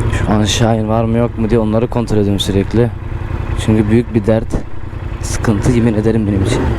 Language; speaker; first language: Turkish; early bilingual, heritage; Turkish